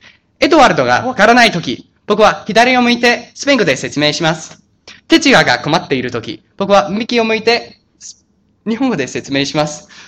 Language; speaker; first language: Japanese; non-native, fluent; English